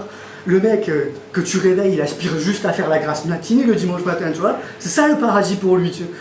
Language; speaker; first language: French; native; French